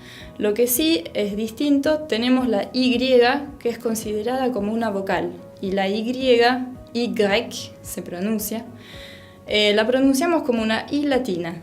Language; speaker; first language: Spanish; non-native, fluent; French